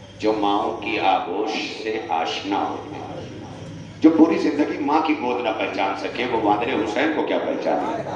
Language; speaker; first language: Urdu; non-native, local second language; Awadhi